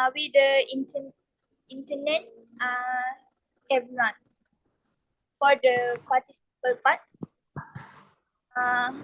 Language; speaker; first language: English; non-native, local second language; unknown